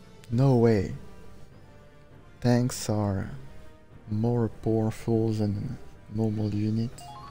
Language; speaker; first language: English; non-native, fluent; French